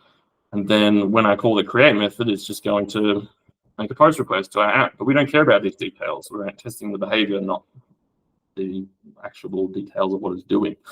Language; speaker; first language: English; native; English